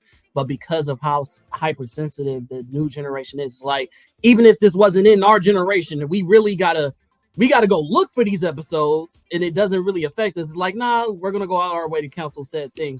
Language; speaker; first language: English; native; English